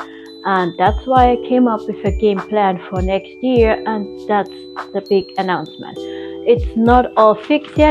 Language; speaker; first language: English; non-native, fluent; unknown